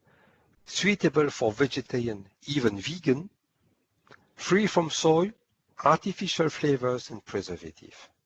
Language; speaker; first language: English; non-native, fluent; French